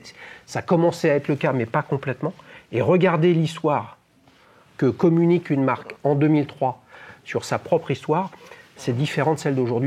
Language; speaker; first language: French; native; French